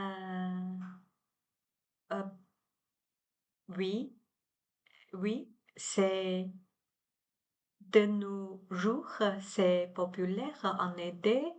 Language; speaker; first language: French; non-native, learner; Chinese